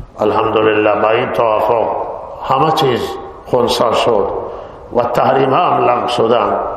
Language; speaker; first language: Persian; non-native, local second language; Baluchi